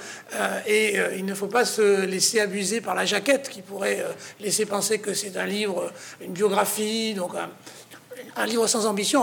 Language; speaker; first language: French; native; French